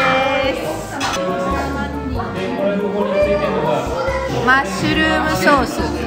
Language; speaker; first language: Japanese; native; Japanese